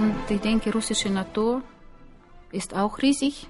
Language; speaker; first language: German; non-native, learner; Russian